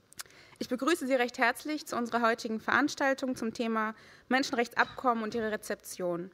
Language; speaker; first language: German; native; German